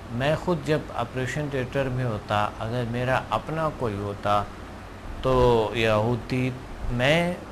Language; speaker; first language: Urdu; non-native, local second language; Pashto